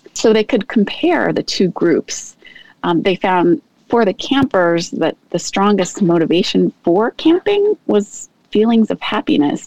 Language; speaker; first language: English; native; English